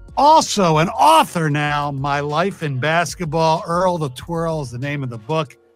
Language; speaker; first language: English; native; English